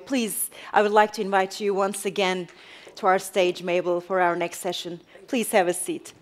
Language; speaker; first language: English; non-native, fluent; Turkish